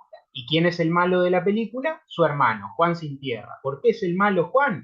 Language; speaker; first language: Spanish; native; Spanish